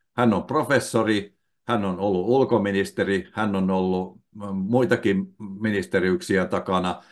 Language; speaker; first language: Finnish; native; Finnish